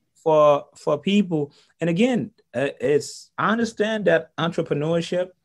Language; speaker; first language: English; early bilingual, other home language; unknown